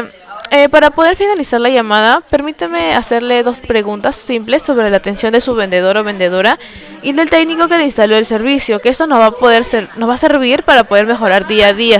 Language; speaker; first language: Spanish; native; Spanish